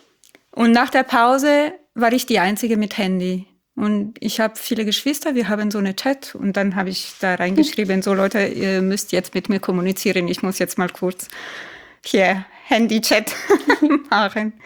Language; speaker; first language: German; non-native, fluent; Italian